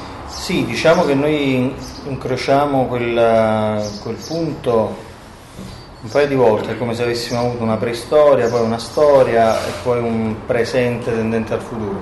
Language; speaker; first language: Italian; native; Italian